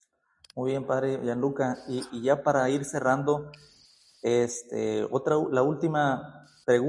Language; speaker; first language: Spanish; native; Spanish